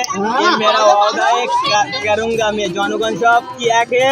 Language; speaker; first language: Hindi; non-native, local second language; Bangla